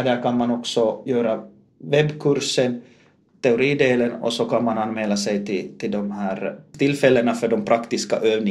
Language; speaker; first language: Swedish; native; Swedish